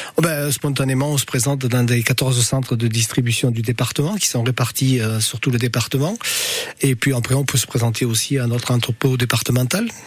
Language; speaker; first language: French; native; French